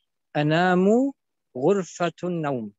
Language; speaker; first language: Arabic; non-native, learner; German